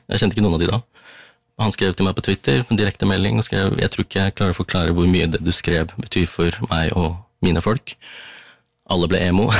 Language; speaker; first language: Norwegian; early bilingual, other home language; Tamil